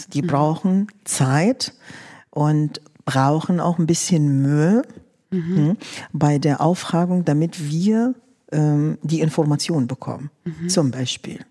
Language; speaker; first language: German; non-native, fluent; Arabic